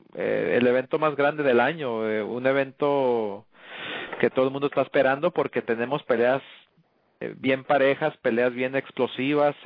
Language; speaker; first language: Spanish; early bilingual, heritage; Spanish